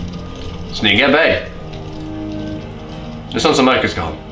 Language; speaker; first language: Swedish; native; Swedish